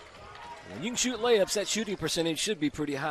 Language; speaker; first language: English; native; English